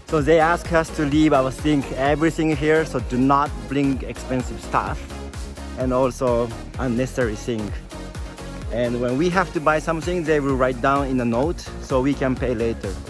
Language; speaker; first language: English; non-native, learner; Japanese